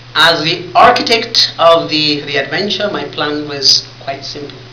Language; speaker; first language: English; non-native, fluent; Tigrinya